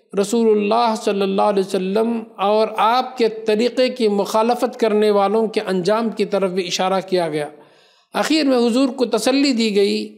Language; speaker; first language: Urdu; native; Urdu